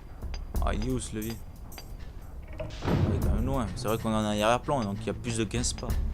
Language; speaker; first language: French; native; French